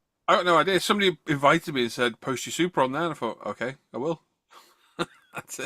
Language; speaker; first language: English; native; English